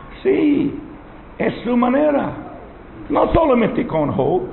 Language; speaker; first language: Spanish; non-native, learner; English